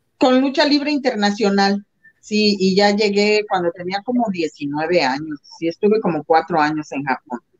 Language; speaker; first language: Spanish; native; Spanish